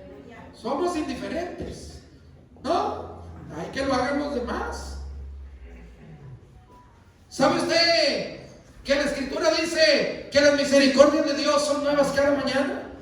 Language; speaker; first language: Spanish; native; Spanish